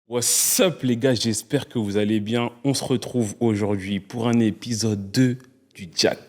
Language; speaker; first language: French; native; French